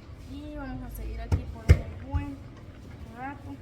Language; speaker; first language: Spanish; native; Spanish